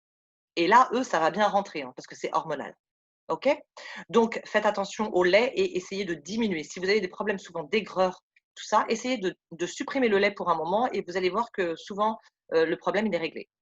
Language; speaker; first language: French; native; French